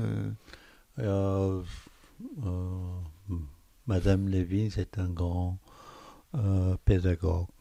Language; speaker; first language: French; non-native, fluent; Korean